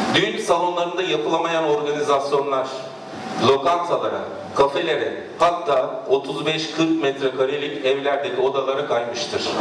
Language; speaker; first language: Turkish; native; Turkish